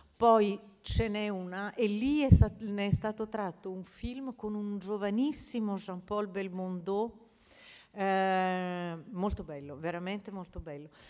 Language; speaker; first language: Italian; native; Italian